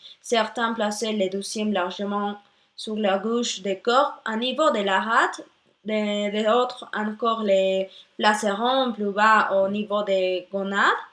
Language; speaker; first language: French; non-native, learner; Spanish